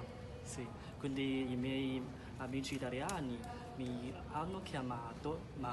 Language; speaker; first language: Italian; non-native, fluent; Chinese